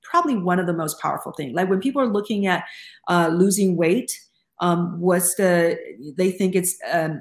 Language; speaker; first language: English; non-native, fluent; Chinese